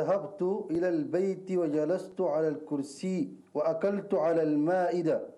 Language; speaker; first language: Arabic; non-native, learner; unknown